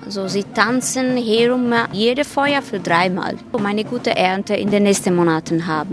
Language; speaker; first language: German; non-native, fluent; Italian